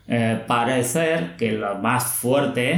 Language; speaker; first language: Spanish; non-native, fluent; Chinese